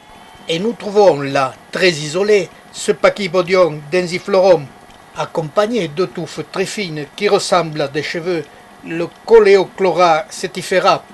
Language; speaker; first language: French; native; French